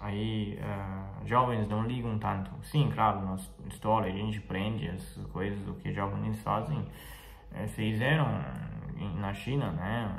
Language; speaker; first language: Portuguese; non-native, fluent; Chinese